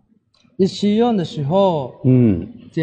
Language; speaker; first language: Chinese; non-native, learner; Japanese